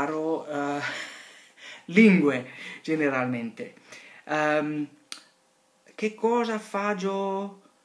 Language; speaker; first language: Italian; non-native, learner; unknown